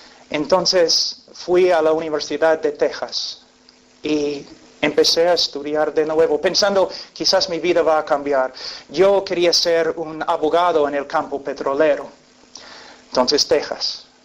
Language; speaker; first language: Spanish; non-native, fluent; English